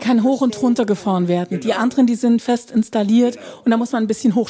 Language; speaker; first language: German; native; German